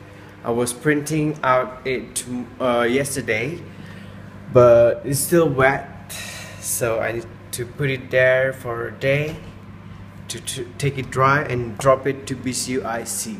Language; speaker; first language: English; non-native, learner; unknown